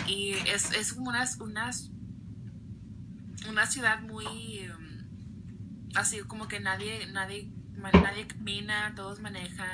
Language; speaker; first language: Spanish; early bilingual, other home language; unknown